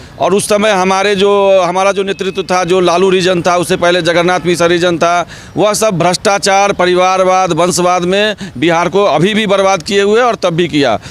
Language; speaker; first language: Hindi; native; Hindi